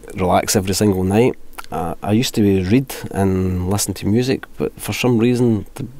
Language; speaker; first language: English; native; English